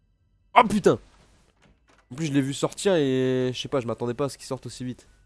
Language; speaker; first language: French; native; French